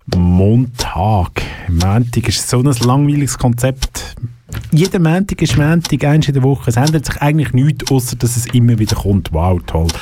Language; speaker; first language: German; native; German